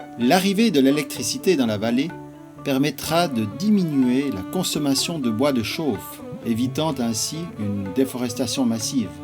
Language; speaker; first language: French; native; French